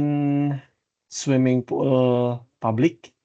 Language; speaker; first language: English; non-native, learner; Indonesian